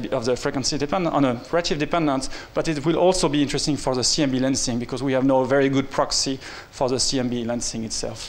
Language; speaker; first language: English; non-native, fluent; French